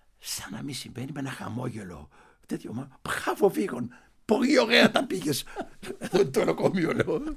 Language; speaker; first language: Greek; early bilingual, heritage; Greek